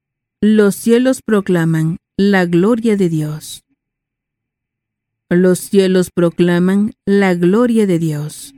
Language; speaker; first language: Spanish; native; Spanish